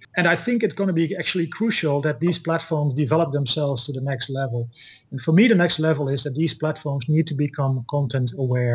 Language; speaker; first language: English; non-native, fluent; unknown